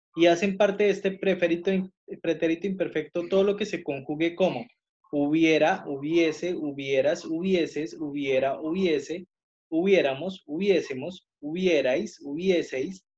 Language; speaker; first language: Spanish; native; Spanish